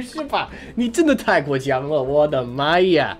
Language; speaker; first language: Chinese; non-native, fluent; English